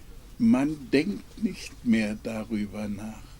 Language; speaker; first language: German; non-native, fluent; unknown